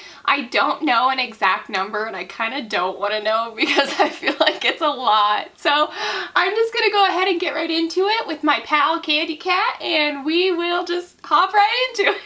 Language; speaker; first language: English; native; English